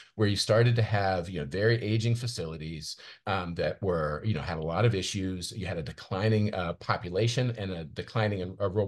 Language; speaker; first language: English; native; English